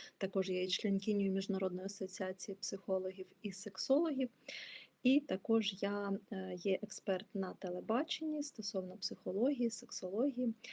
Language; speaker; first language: Ukrainian; non-native, local second language; Russian